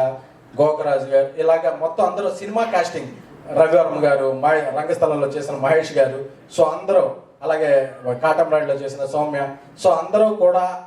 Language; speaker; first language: Telugu; native; Telugu